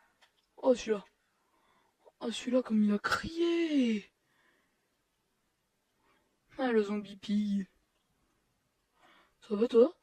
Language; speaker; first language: French; native; French